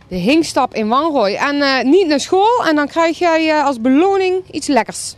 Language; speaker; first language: Dutch; native; Dutch